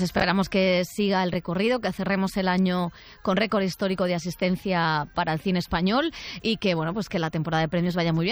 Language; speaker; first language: Spanish; native; Spanish